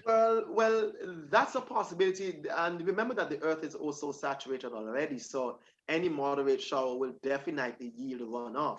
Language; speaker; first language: English; native; English